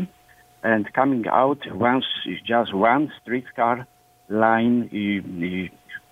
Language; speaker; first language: English; non-native, fluent; Polish